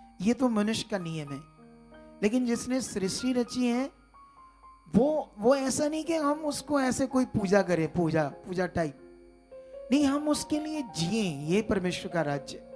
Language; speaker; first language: Hindi; non-native, local second language; Punjabi